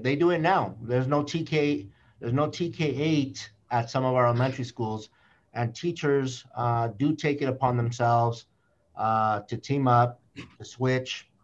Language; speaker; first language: English; native; English